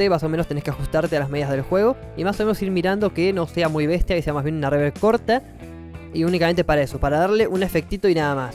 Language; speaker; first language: Spanish; native; Spanish